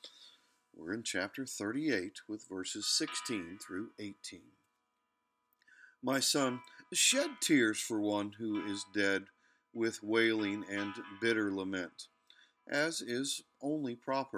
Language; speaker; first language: English; native; English